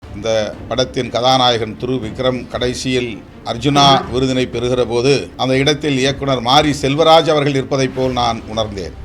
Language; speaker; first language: Tamil; native; Tamil